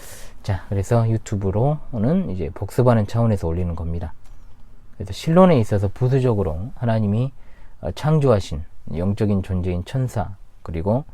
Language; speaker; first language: Korean; native; Korean